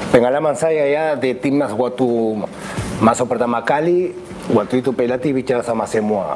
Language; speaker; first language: Indonesian; non-native, local second language; Spanish